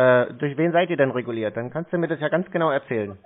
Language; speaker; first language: German; native; German